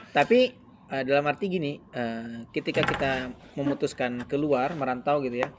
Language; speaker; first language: Indonesian; native; Indonesian